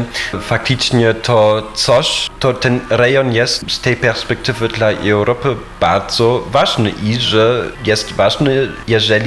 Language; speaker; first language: Polish; non-native, fluent; German